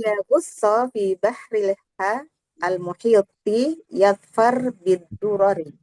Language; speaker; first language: Arabic; non-native, learner; Indonesian